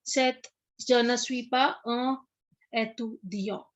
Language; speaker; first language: French; non-native, fluent; Hindi